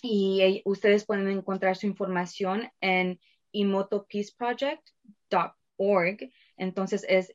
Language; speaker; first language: Spanish; early bilingual, heritage; Spanish